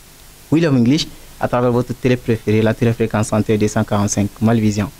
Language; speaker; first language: French; non-native, local second language; Bambara